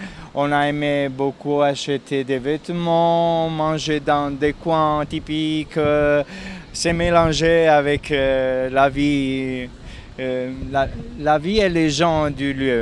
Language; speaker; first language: French; non-native, fluent; Italian